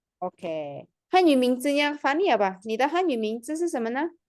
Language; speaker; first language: Chinese; non-native, fluent; Indonesian